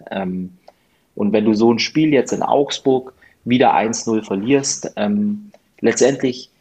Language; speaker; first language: German; native; German